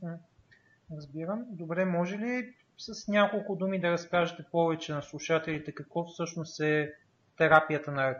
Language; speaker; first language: Bulgarian; native; Bulgarian